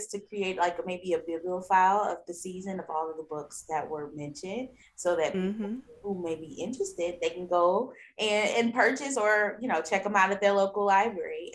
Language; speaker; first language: English; native; English